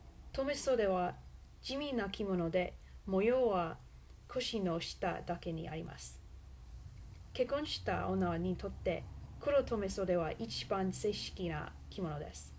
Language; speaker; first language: Japanese; non-native, learner; English